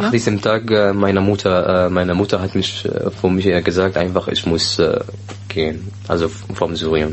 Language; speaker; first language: German; non-native, learner; Arabic